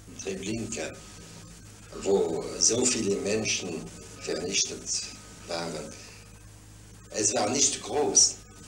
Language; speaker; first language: German; non-native, fluent; French